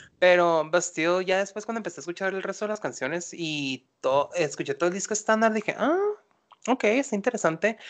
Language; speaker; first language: Spanish; native; Spanish